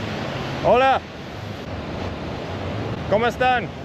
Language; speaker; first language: Spanish; non-native, fluent; English